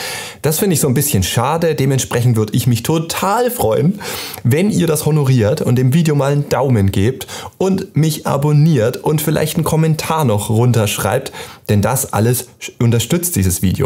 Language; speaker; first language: German; native; German